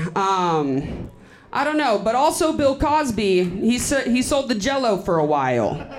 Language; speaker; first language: English; native; English